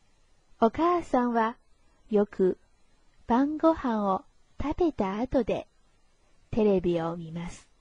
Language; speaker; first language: Japanese; non-native, fluent; Chinese